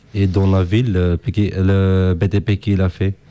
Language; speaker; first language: French; non-native, learner; Kurdish